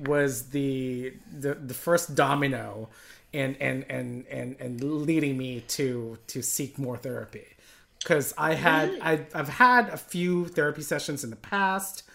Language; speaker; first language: English; non-native, local second language; Filipino